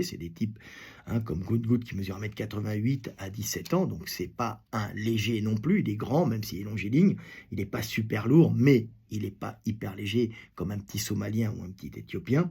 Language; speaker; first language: French; native; French